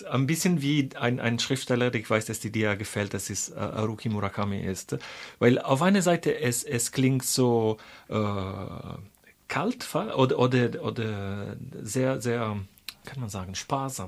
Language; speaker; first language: German; non-native, fluent; Italian